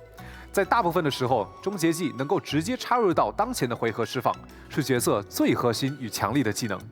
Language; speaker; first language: Chinese; native; Chinese